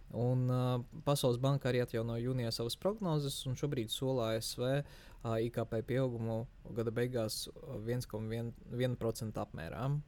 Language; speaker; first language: Latvian; native; Latvian